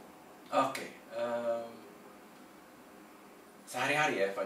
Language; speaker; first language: Indonesian; native; Indonesian